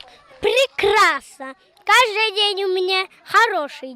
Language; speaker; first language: Russian; early bilingual, heritage; Russian